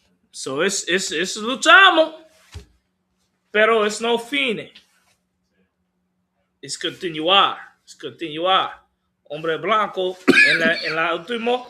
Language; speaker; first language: Spanish; non-native, learner; English